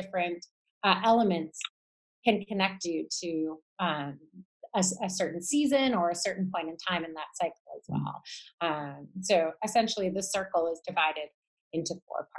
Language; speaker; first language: English; native; English